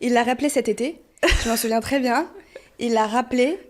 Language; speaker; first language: French; early bilingual, other home language; Portuguese